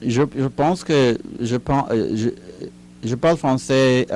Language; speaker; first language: French; non-native, fluent; Spanish